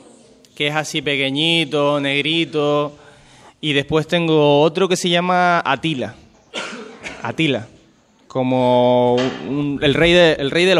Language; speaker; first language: Spanish; native; Spanish